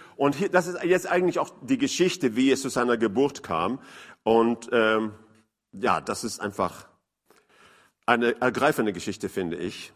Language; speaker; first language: German; non-native, fluent; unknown